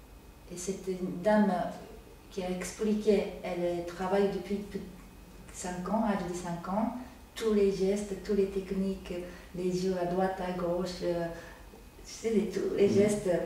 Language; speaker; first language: French; non-native, learner; Japanese